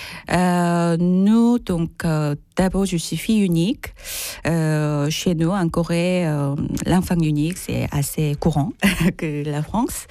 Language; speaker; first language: French; non-native, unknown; Korean